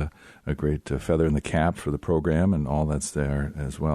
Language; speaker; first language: English; native; English